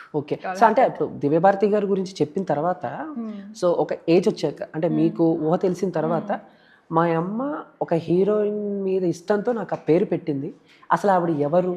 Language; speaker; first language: Telugu; native; Telugu